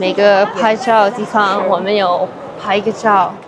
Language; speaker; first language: Chinese; non-native, learner; English